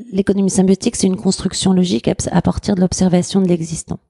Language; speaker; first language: French; native; French